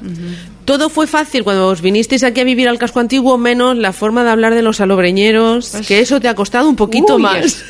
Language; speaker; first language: Spanish; native; Spanish